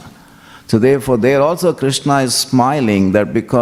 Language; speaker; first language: English; non-native, local second language; Telugu